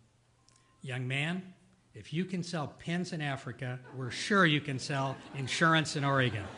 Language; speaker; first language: English; native; English